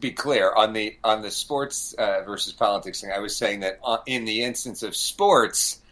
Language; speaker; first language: English; native; English